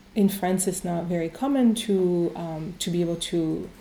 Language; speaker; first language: English; non-native, fluent; French